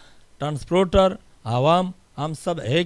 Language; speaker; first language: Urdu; non-native, local second language; Pashto